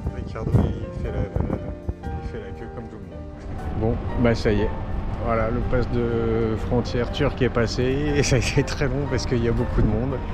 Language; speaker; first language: French; native; French